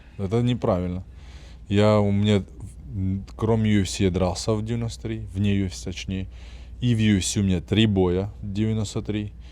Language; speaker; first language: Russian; non-native, fluent; Georgian